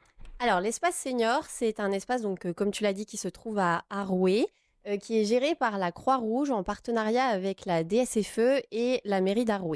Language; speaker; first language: French; native; French